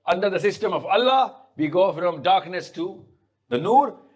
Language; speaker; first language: English; non-native, local second language; Urdu